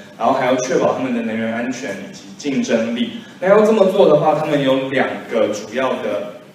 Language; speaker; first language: Chinese; native; Chinese